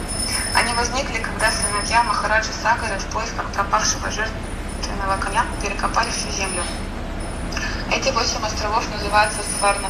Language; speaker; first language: Russian; native; Russian